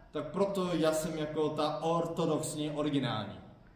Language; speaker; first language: Czech; non-native, fluent; Korean